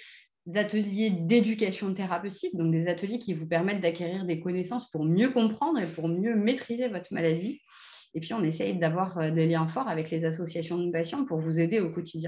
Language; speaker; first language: French; native; French